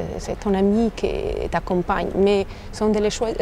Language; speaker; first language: French; non-native, fluent; Albanian